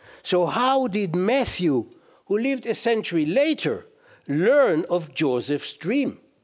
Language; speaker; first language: English; non-native, fluent; Hebrew